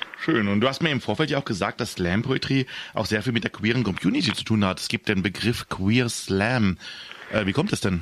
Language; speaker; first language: German; native; German